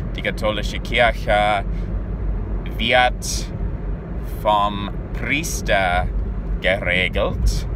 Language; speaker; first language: German; non-native, learner; English